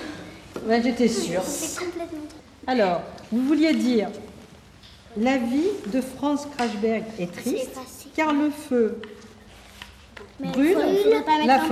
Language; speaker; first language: French; native; French